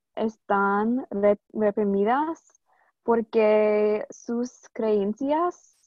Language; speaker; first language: Spanish; non-native, learner; English